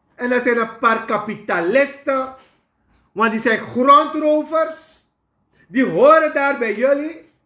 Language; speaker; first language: Dutch; native; Dutch